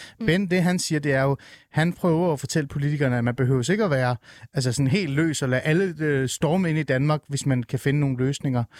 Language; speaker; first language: Danish; early bilingual, other home language; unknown